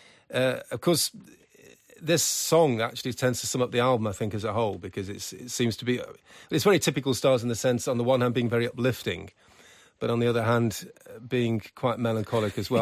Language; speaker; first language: English; native; English